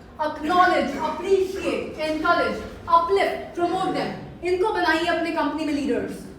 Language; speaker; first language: Hindi; native; Hindi